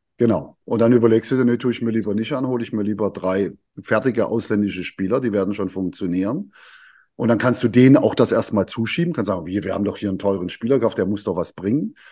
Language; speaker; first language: German; native; German